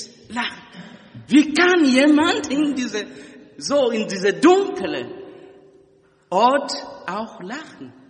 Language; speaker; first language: German; non-native, fluent; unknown